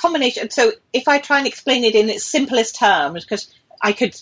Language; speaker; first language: English; native; English